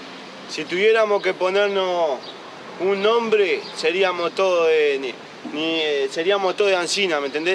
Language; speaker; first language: Spanish; native; Spanish